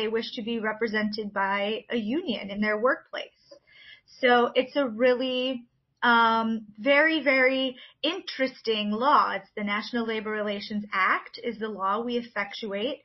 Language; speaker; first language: English; native; English